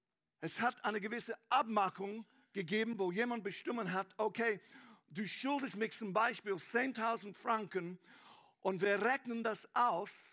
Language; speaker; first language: German; non-native, learner; English